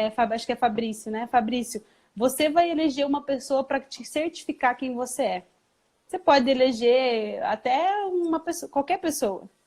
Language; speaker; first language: Portuguese; early bilingual, heritage; Portuguese